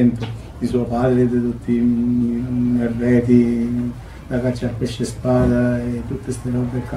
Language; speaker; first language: Italian; native; Italian